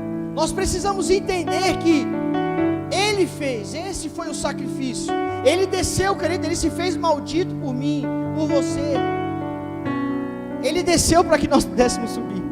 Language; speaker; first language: Portuguese; native; Portuguese